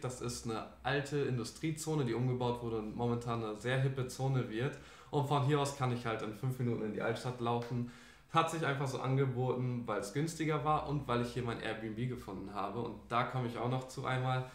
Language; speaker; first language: German; native; German